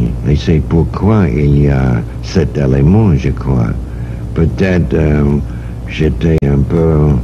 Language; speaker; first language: French; non-native, fluent; English